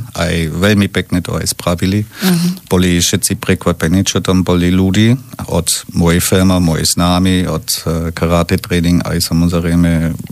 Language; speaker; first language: Slovak; non-native, fluent; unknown